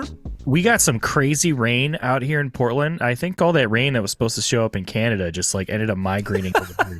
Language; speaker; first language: English; native; English